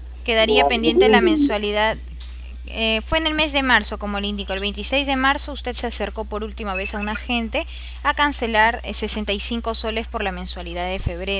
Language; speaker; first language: Spanish; native; Spanish